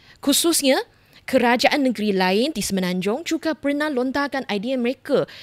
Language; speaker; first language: Malay; non-native, local second language; Chinese